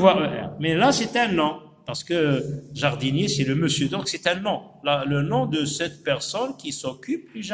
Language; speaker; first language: French; non-native, local second language; Arabic